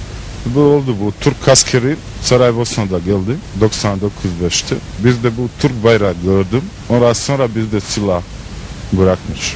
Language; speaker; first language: Turkish; non-native, learner; Bosnian